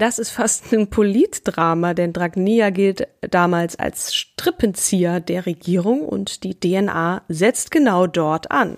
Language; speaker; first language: German; native; German